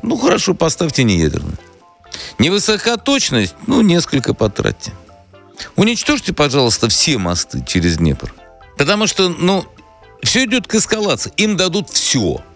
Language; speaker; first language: Russian; native; Russian